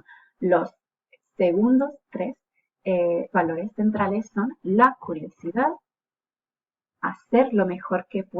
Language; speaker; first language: Spanish; non-native, fluent; English